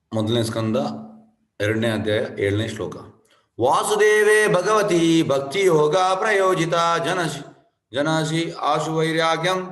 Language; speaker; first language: Kannada; native; Kannada